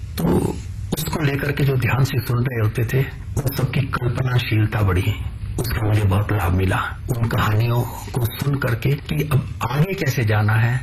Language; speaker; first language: Hindi; non-native, local second language; Punjabi